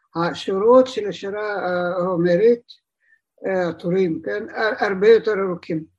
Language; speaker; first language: Hebrew; non-native, fluent; Russian